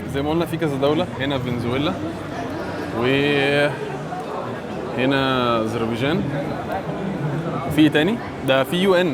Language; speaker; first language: Arabic; native; Arabic